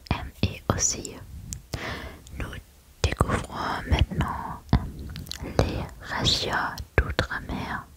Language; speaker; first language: French; non-native, learner; German